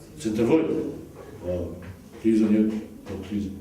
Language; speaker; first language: Russian; non-native, learner; Serbian